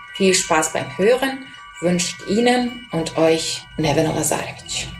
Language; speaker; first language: German; non-native, fluent; Serbian